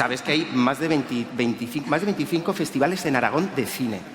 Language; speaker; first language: Spanish; native; Spanish